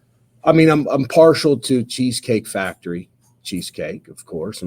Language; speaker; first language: English; native; English